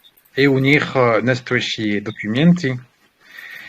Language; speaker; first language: Russian; non-native, learner; French